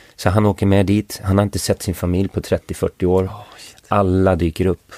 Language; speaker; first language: Swedish; early bilingual, other home language; English